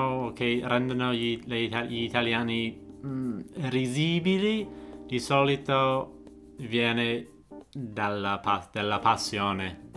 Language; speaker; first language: Italian; non-native, fluent; English